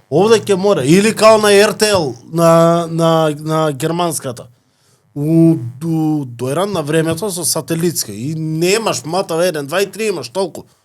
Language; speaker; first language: Macedonian; native; Macedonian